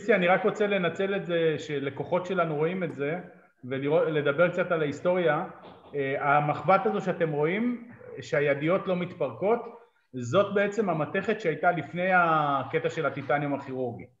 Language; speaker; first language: Hebrew; native; Hebrew